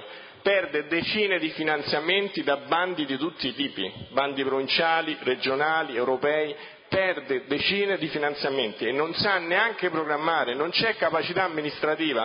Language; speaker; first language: Italian; native; Italian